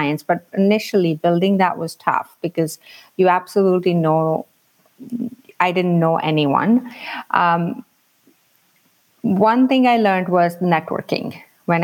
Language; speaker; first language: English; non-native, local second language; Punjabi